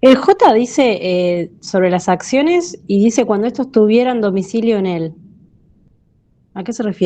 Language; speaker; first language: Spanish; native; Spanish